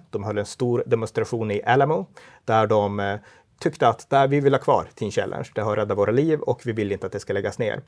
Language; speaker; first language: Swedish; native; Swedish